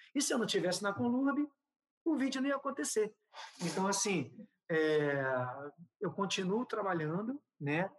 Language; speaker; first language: Portuguese; native; Portuguese